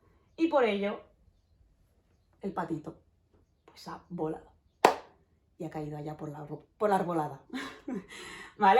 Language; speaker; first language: Spanish; native; Spanish